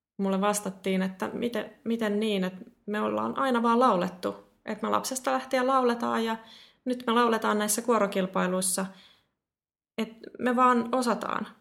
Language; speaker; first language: Finnish; native; Finnish